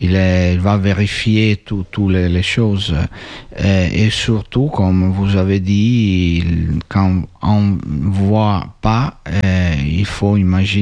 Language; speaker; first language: French; non-native, learner; Italian